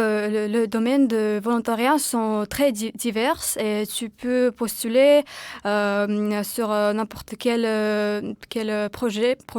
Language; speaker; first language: French; non-native, fluent; Georgian